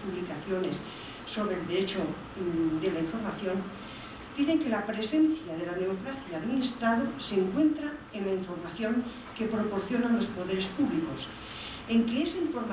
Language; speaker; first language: Spanish; native; Spanish